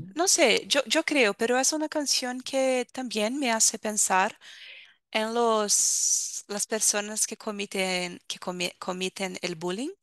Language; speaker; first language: Spanish; non-native, fluent; Portuguese